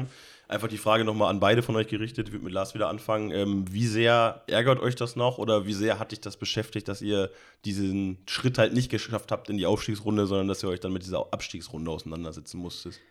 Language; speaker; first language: German; native; German